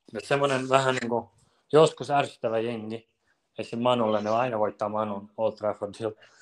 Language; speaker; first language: Finnish; early bilingual, other home language; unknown